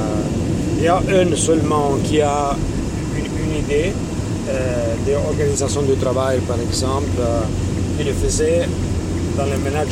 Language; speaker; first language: French; non-native, fluent; Italian